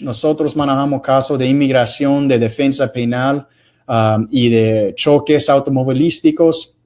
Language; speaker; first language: Spanish; non-native, fluent; English